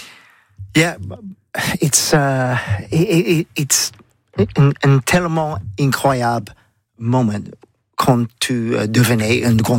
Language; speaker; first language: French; non-native, learner; English